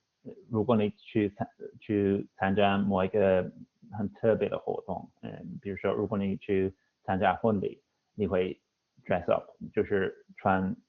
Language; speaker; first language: Chinese; non-native, fluent; English